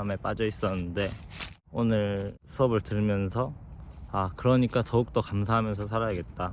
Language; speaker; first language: Korean; native; Korean